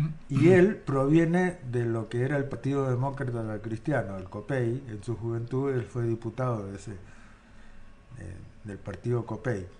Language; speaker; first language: Spanish; native; Spanish